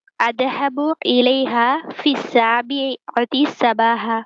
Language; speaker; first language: Arabic; non-native, learner; Tamil